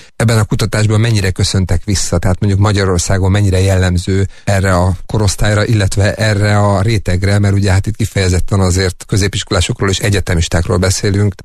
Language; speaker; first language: Hungarian; native; Hungarian